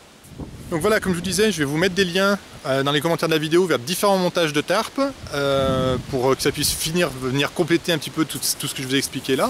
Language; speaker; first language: French; native; French